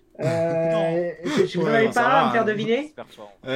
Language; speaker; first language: French; native; French